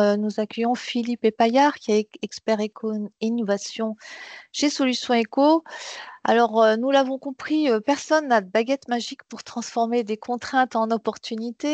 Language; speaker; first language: French; native; French